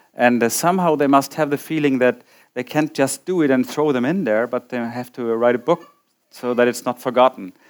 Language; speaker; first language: English; non-native, fluent; German